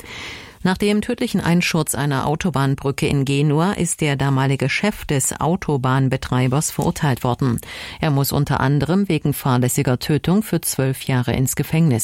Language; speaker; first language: German; native; German